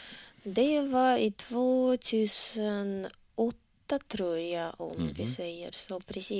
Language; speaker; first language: Swedish; non-native, learner; Russian